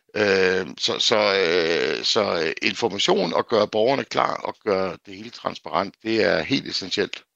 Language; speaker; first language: Danish; native; Danish